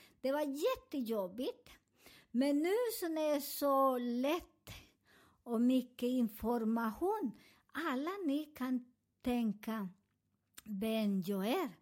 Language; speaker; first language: Swedish; non-native, fluent; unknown